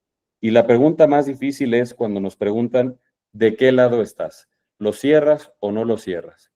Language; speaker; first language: Spanish; native; Spanish